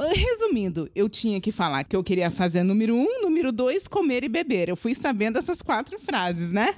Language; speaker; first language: Portuguese; native; Portuguese